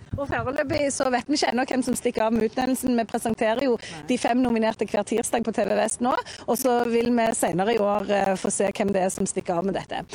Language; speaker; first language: Norwegian; native; Norwegian